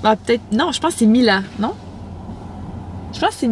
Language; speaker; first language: French; native; French